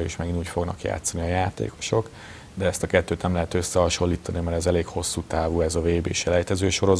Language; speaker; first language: Hungarian; native; Hungarian